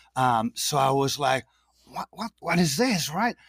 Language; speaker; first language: English; non-native, fluent; Spanish